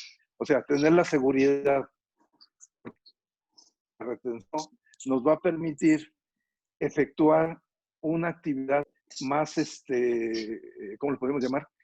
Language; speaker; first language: Spanish; native; Spanish